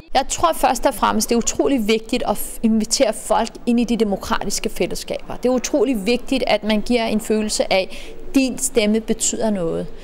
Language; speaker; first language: Danish; non-native, fluent; Arabic